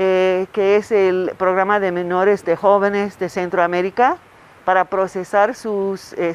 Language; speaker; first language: Spanish; non-native, fluent; English